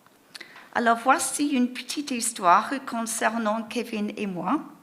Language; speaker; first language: French; non-native, fluent; English